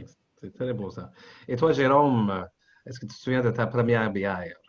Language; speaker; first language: French; non-native, local second language; English